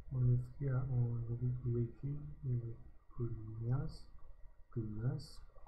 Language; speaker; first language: French; non-native, learner; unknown